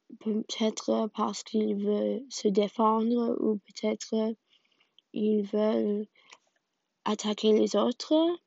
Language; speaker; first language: French; non-native, learner; English